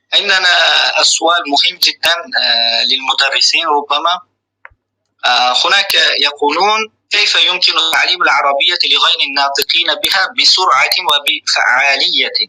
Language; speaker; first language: Arabic; non-native, fluent; Uzbek